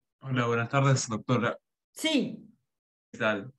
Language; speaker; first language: Spanish; native; Spanish